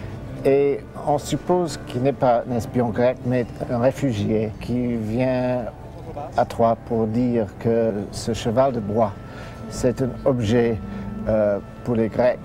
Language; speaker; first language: French; non-native, fluent; English